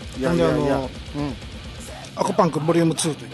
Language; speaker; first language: Japanese; native; Japanese